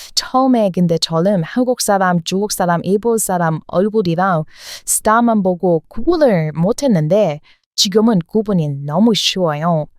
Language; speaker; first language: Korean; non-native, fluent; English